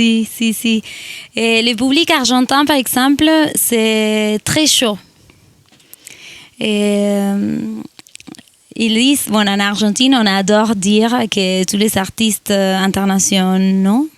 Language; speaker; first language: French; non-native, fluent; Spanish